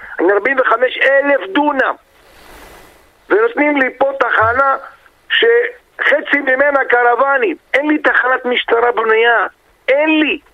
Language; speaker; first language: Hebrew; non-native, local second language; Arabic